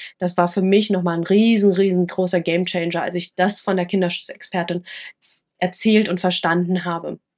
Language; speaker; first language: German; early bilingual, other home language; Vietnamese